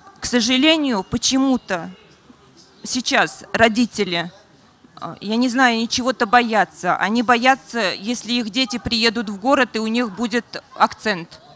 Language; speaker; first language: Russian; non-native, local second language; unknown